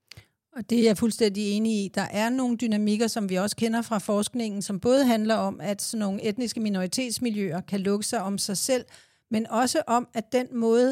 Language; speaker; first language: Danish; native; Danish